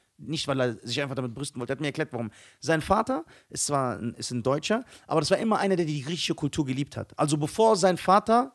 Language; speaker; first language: German; early bilingual, other home language; Arabic